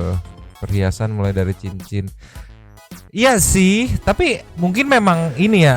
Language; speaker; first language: Indonesian; native; Indonesian